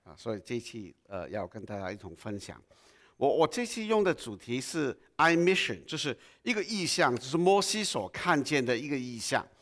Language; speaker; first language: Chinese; non-native, local second language; Cantonese